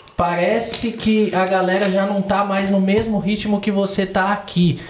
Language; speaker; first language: Portuguese; native; Portuguese